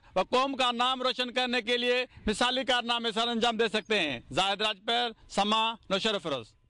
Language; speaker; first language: Urdu; non-native, local second language; Sindhi